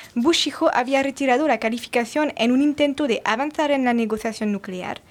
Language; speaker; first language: Spanish; non-native, fluent; French